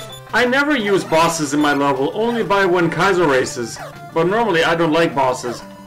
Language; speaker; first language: English; non-native, fluent; German